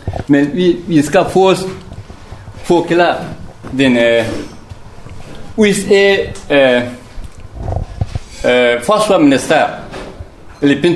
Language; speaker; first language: Danish; non-native, learner; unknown